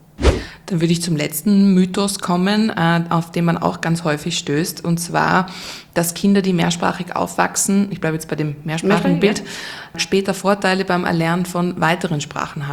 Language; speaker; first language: German; native; German